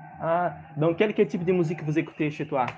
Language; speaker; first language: French; non-native, learner; Portuguese